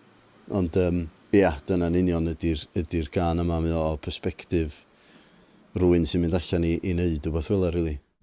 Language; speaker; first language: Welsh; native; Welsh